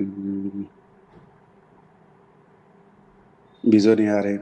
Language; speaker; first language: Italian; non-native, learner; Bangla